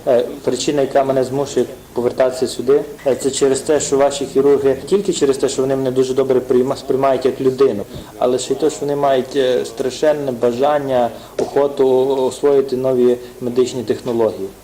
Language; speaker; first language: Ukrainian; non-native, fluent; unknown